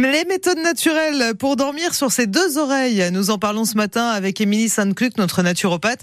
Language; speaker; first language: French; native; French